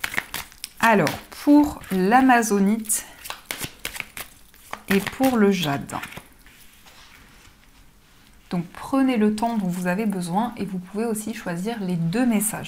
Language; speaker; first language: French; native; French